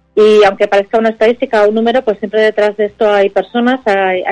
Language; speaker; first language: Spanish; native; Spanish